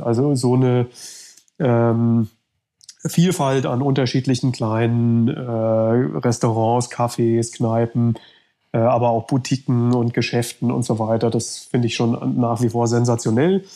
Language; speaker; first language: German; native; German